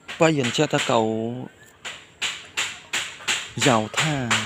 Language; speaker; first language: Chinese; non-native, learner; Khmer